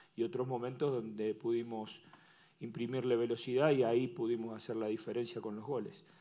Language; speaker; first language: Spanish; native; Spanish